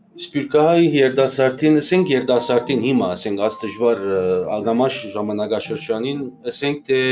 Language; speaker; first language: Armenian; early bilingual, heritage; Armenian